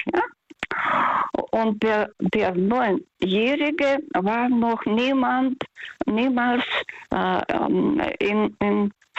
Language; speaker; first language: German; non-native, fluent; Russian